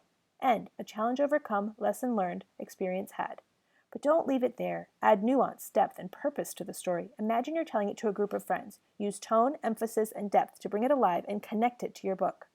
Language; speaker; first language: English; native; English